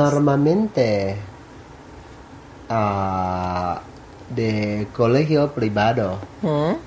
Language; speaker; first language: Spanish; non-native, learner; Thai